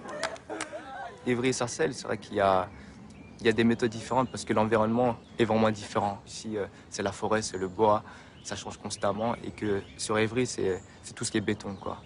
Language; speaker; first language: French; native; French